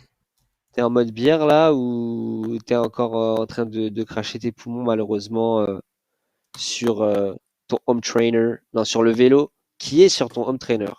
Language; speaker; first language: French; native; French